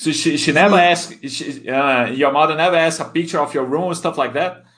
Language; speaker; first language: English; non-native, fluent; Portuguese